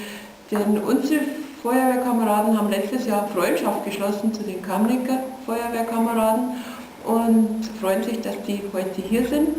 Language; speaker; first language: German; native; German